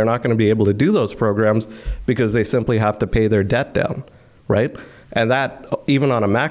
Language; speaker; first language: English; non-native, local second language; Hindi